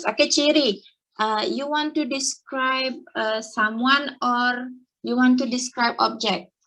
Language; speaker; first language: English; non-native, learner; Indonesian